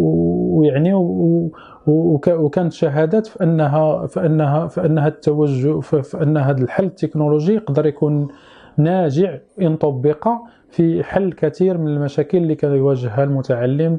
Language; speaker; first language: Arabic; native; Arabic